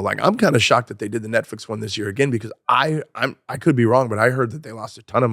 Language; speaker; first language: English; native; English